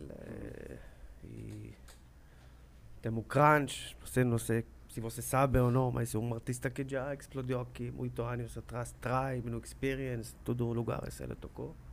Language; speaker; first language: Portuguese; non-native, learner; Hebrew